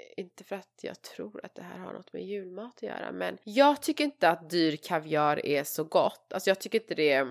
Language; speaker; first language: Swedish; early bilingual, other home language; Persian